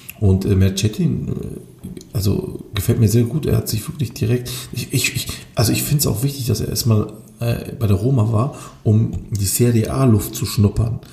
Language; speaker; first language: German; early bilingual, other home language; Turkish